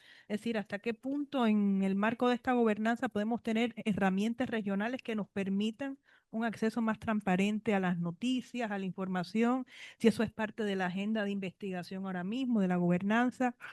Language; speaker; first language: Spanish; native; Spanish